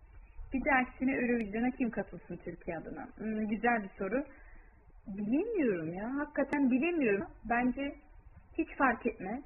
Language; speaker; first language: Turkish; early bilingual, heritage; Turkish